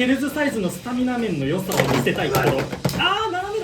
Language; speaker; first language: Japanese; native; Japanese